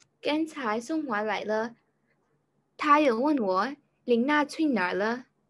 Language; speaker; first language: Chinese; non-native, learner; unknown